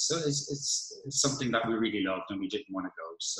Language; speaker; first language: English; native; English